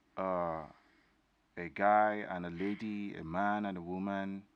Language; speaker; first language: English; non-native, local second language; Yoruba